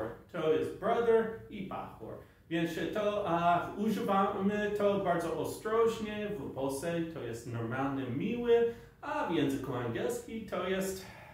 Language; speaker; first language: Polish; non-native, learner; English